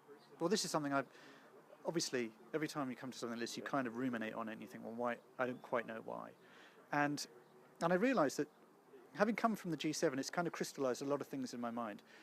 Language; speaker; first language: English; native; English